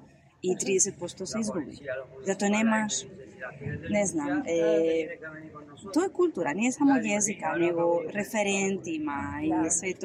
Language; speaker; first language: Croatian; non-native, learner; Spanish